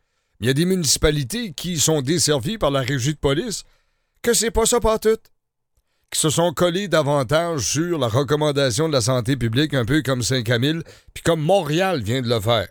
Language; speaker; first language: French; native; French